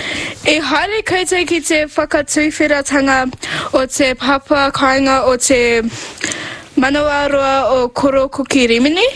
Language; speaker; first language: Māori; non-native, local second language; English